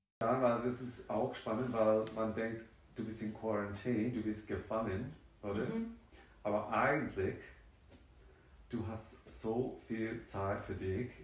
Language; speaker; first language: German; non-native, fluent; French